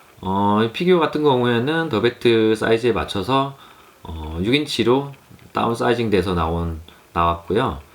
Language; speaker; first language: Korean; native; Korean